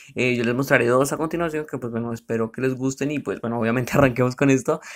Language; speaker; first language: Spanish; native; Spanish